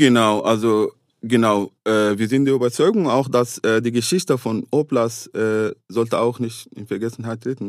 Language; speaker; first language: German; non-native, fluent; Arabic